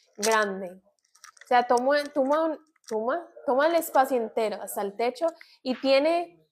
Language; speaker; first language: Spanish; non-native, fluent; English